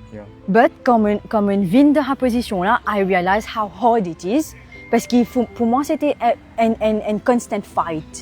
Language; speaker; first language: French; non-native, local second language; Morisyen